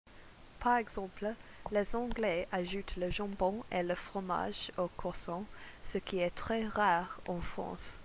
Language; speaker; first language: French; non-native, learner; English